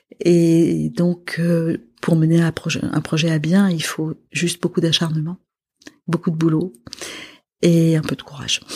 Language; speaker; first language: French; non-native, local second language; Arabic